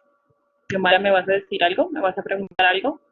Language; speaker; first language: Spanish; native; Spanish